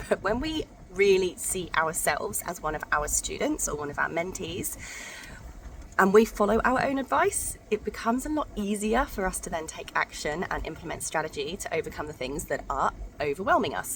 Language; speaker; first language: English; native; English